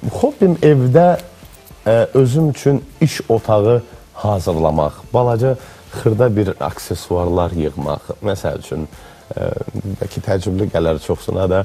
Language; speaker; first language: Azerbaijani; non-native, local second language; Russian